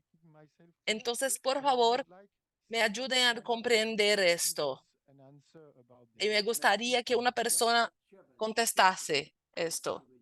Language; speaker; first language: Spanish; non-native, fluent; Portuguese